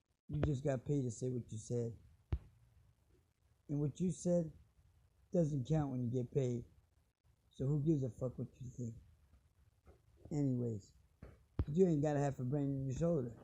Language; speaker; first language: English; native; English